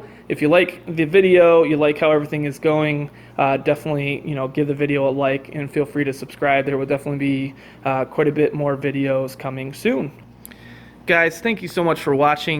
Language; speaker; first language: English; native; English